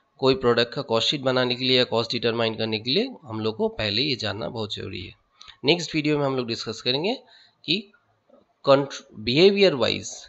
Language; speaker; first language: Hindi; non-native, local second language; Bangla